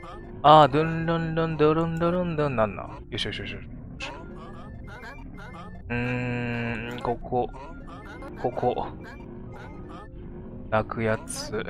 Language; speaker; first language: Japanese; native; Japanese